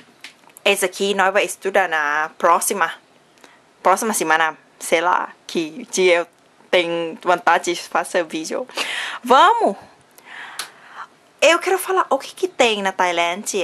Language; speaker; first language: Portuguese; non-native, learner; Thai